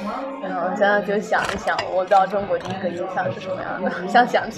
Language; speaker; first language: Chinese; non-native, fluent; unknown